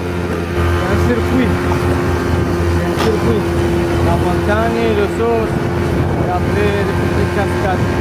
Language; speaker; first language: French; non-native, learner; Arabic